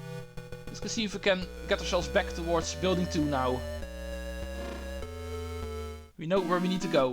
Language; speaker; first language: English; non-native, fluent; Dutch